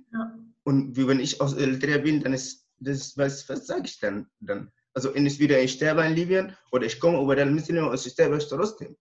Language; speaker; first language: German; non-native, learner; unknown